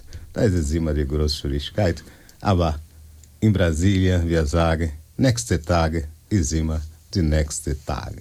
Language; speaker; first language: German; non-native, learner; Portuguese